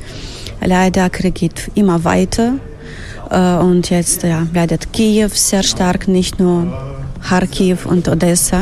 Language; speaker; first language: German; non-native, fluent; Ukrainian